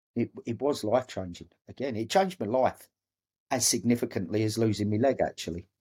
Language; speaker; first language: English; native; English